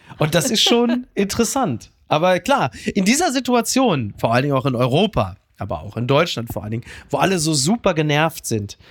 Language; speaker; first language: German; native; German